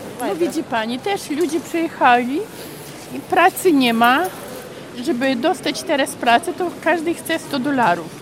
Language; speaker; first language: Ukrainian; native; Ukrainian